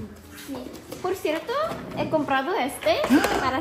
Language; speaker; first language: Spanish; non-native, learner; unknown